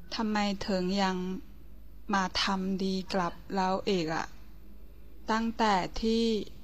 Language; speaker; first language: Thai; non-native, learner; Chinese